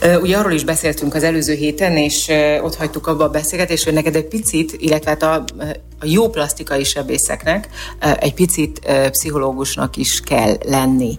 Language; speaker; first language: Hungarian; native; Hungarian